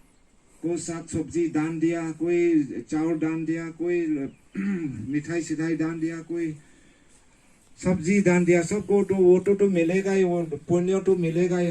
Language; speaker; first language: Hindi; non-native, local second language; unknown